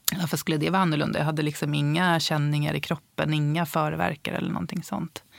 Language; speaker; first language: Swedish; native; Swedish